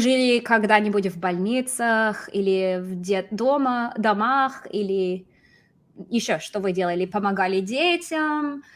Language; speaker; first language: Russian; non-native, fluent; English